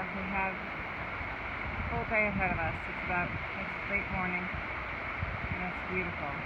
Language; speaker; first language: English; non-native, fluent; German